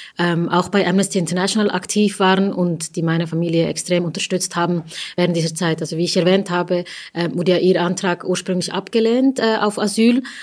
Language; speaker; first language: German; early bilingual, other home language; Tamil